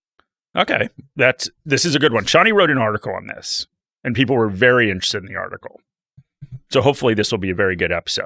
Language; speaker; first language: English; native; English